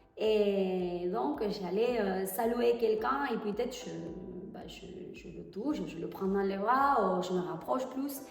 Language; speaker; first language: French; non-native, fluent; Spanish